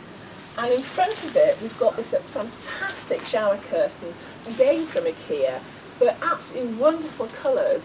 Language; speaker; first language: English; native; English